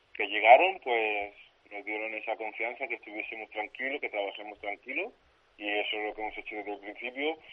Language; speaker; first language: Spanish; native; Spanish